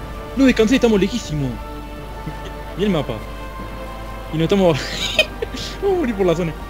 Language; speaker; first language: Spanish; native; Spanish